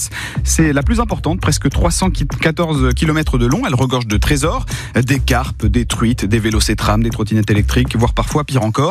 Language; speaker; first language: French; native; French